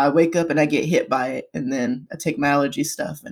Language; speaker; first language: English; native; English